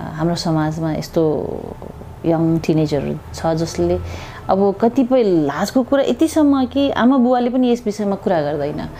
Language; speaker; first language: Nepali; non-native, local second language; Tibetan